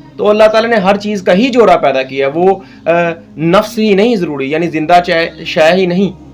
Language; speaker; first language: Urdu; non-native, local second language; Punjabi